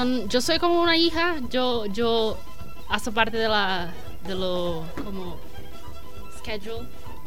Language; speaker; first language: Spanish; non-native, learner; Portuguese